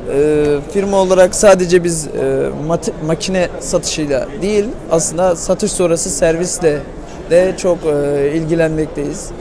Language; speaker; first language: Turkish; native; Turkish